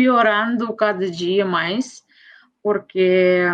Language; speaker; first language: Portuguese; non-native, fluent; Russian